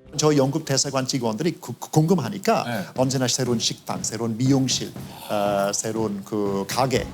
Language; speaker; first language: Korean; non-native, fluent; English